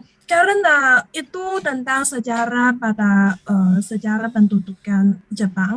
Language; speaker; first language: Indonesian; non-native, learner; Chinese